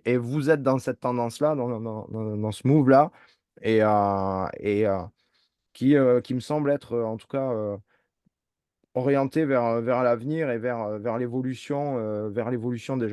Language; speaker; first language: French; native; French